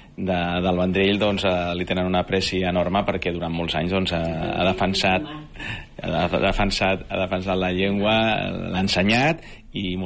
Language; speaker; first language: Catalan; native; Catalan